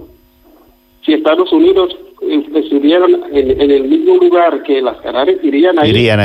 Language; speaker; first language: Spanish; non-native, fluent; Wolof